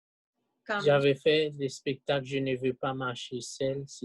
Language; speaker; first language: French; non-native, local second language; Haitian Creole